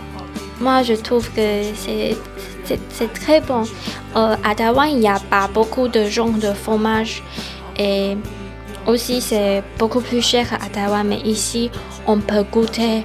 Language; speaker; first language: French; non-native, learner; Chinese